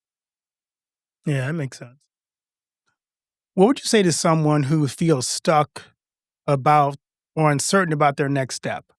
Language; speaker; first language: English; native; English